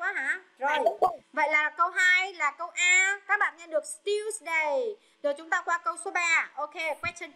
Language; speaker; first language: Vietnamese; native; Vietnamese